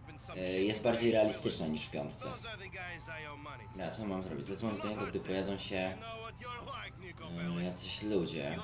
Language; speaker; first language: Polish; native; Polish